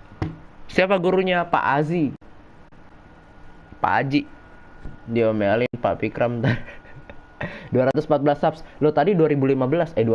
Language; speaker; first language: Indonesian; native; Indonesian